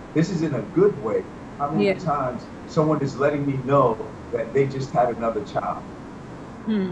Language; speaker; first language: English; native; English